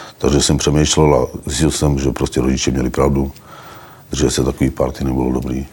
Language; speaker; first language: Czech; native; Czech